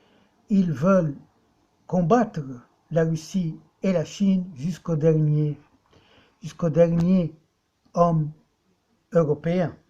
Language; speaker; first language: French; non-native, local second language; Arabic